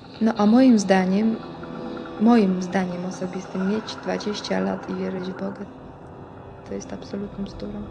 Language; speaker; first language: Polish; non-native, fluent; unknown